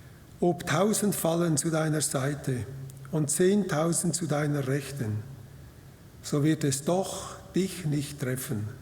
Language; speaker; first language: German; native; German